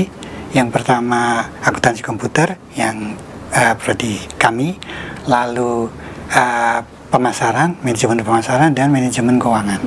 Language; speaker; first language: Indonesian; native; Indonesian